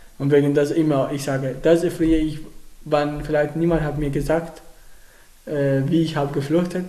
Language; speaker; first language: German; non-native, learner; Arabic